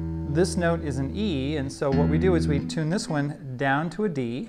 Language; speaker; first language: English; native; English